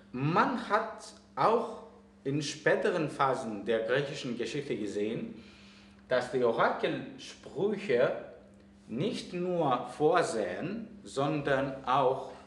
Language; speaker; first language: German; non-native, fluent; Greek